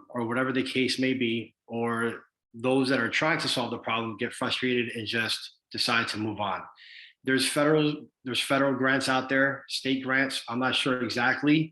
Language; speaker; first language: English; early bilingual, other home language; Spanish